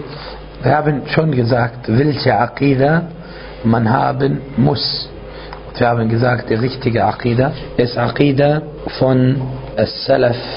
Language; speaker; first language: German; non-native, fluent; Arabic